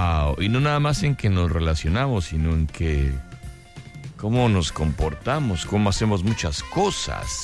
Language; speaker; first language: Spanish; native; Spanish